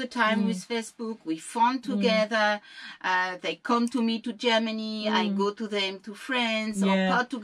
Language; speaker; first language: English; non-native, learner; French